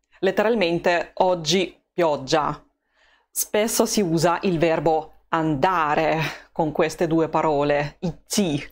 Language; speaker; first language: Italian; non-native, fluent; Russian